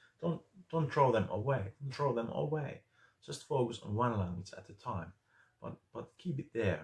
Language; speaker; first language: English; non-native, fluent; Finnish